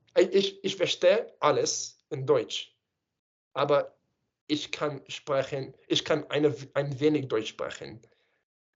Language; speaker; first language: German; non-native, learner; English